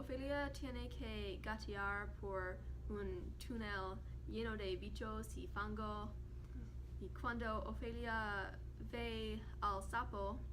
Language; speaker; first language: Spanish; non-native, learner; English